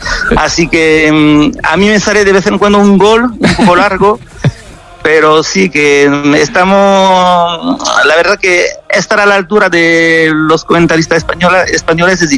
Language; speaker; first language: Spanish; non-native, fluent; French